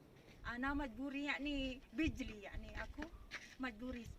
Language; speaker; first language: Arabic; non-native, learner; Indonesian